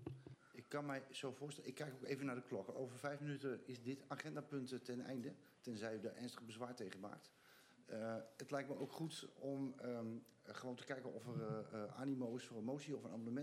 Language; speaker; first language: Dutch; native; Dutch